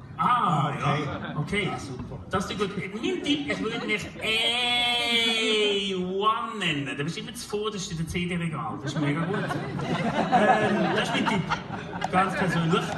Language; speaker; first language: German; native; German